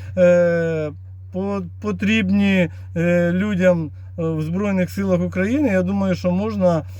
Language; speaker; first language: Ukrainian; native; Ukrainian